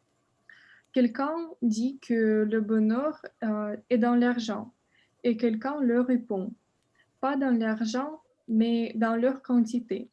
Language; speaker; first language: French; non-native, learner; Russian